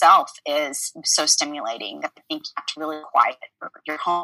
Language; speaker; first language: English; native; English